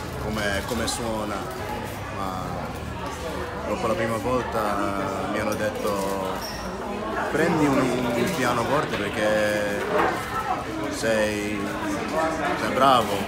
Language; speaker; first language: Italian; non-native, learner; Dutch